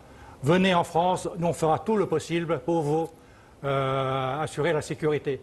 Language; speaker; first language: French; early bilingual, other home language; Chinese